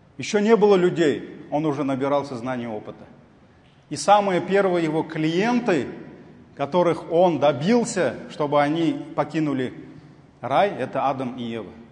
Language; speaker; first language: Russian; non-native, local second language; Tatar